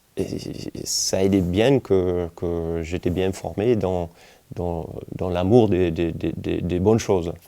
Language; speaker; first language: French; non-native, fluent; English